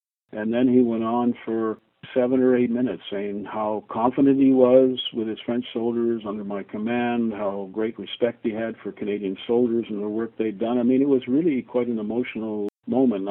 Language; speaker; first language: English; native; English